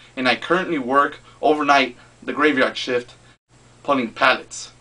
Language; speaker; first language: English; native; English